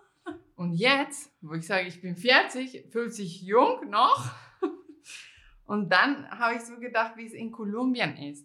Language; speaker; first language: German; non-native, fluent; Spanish